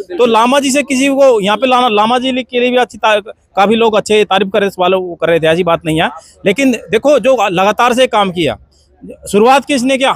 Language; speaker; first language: Hindi; native; Hindi